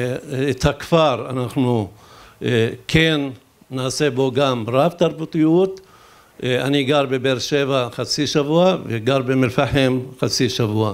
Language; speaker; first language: Hebrew; non-native, local second language; Arabic